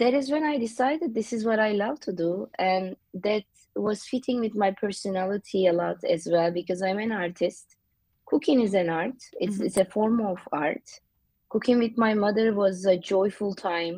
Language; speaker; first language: English; non-native, fluent; Turkish